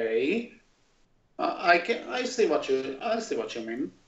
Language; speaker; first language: English; native; English